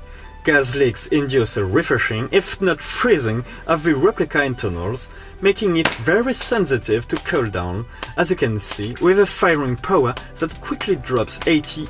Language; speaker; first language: English; non-native, fluent; French